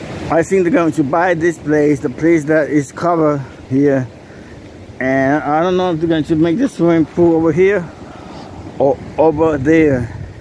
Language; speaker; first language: English; non-native, fluent; Spanish